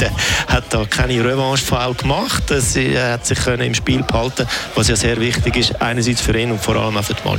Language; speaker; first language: German; native; German